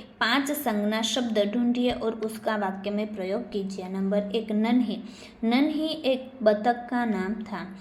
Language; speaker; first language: Hindi; non-native, local second language; Gujarati